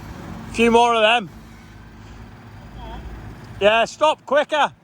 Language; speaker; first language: English; native; English